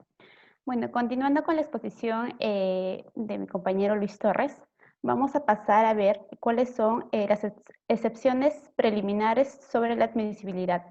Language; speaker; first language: Spanish; native; Spanish